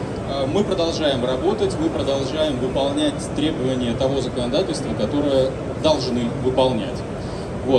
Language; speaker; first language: Russian; native; Russian